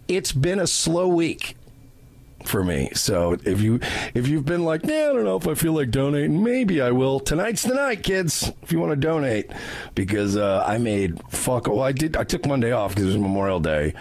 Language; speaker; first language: English; native; English